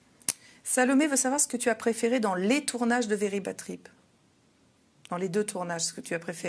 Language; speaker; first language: French; native; French